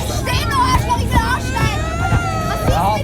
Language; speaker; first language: German; native; German